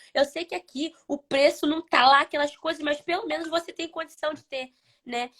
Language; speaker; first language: Portuguese; native; Portuguese